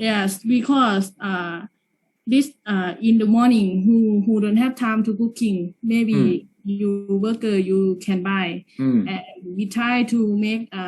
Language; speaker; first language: English; non-native, learner; Lao